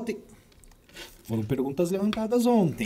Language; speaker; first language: Portuguese; native; Portuguese